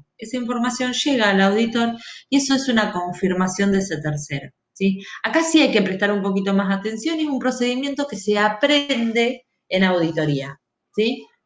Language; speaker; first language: Spanish; native; Spanish